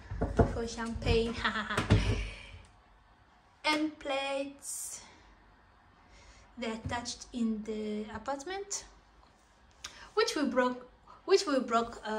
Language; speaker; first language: English; non-native, local second language; Swahili